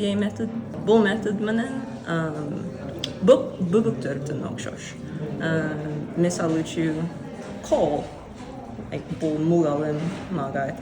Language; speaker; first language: Kyrgyz; non-native, learner; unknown